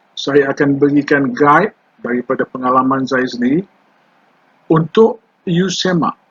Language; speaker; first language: Malay; native; Malay